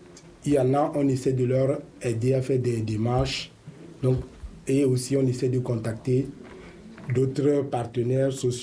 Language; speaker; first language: French; native; French